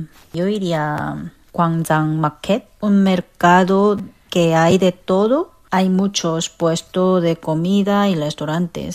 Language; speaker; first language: Spanish; non-native, fluent; Korean